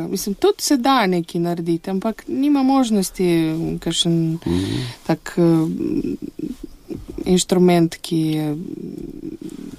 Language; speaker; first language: Slovenian; non-native, fluent; Russian